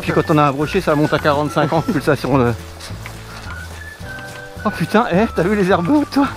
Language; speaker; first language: French; native; French